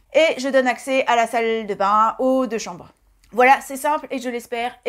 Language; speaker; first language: French; native; French